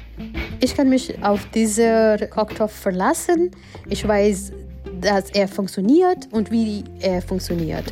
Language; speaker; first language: German; non-native, fluent; Gujarati